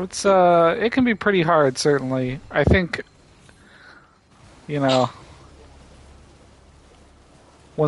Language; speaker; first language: English; native; English